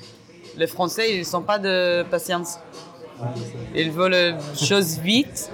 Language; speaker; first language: French; non-native, learner; Hebrew